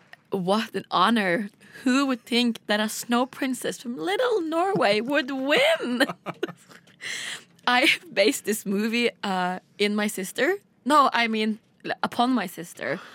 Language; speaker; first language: English; non-native, fluent; Norwegian